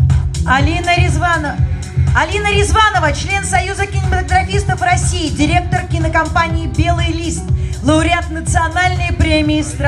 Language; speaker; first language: Russian; native; Russian